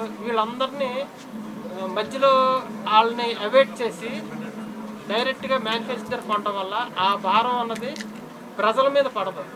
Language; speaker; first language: Telugu; native; Telugu